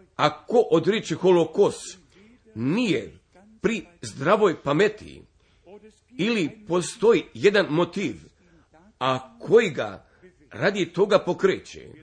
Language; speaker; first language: Serbian; early bilingual, heritage; Serbian